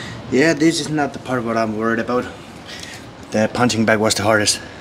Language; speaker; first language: English; non-native, fluent; Finnish